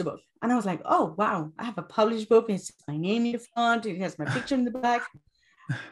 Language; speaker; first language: English; non-native, fluent; Spanish